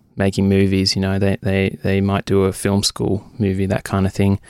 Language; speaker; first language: English; native; English